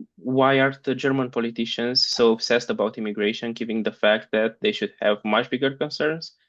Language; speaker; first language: English; non-native, fluent; Romanian